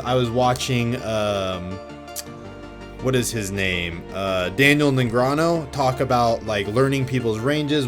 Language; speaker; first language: English; native; English